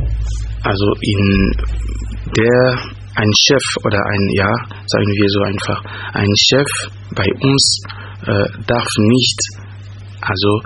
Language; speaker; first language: German; non-native, fluent; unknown